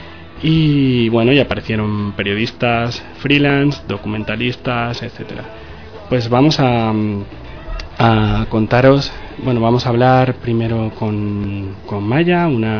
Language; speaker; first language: Spanish; native; Spanish